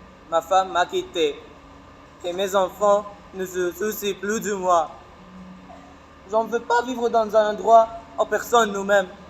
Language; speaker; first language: French; non-native, learner; Arabic